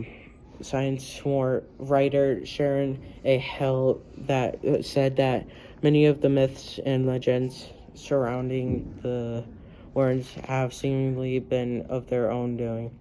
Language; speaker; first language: English; native; English